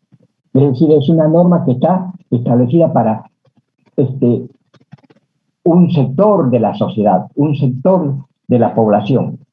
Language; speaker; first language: Spanish; native; Spanish